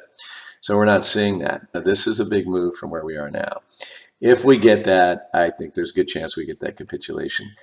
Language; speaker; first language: English; native; English